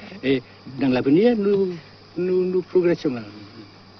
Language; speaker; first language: French; non-native, fluent; Vietnamese